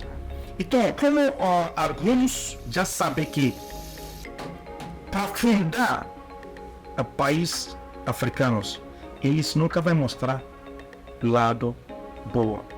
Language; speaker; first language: Portuguese; non-native, learner; Igbo